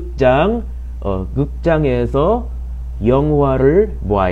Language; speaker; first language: Korean; non-native, fluent; Filipino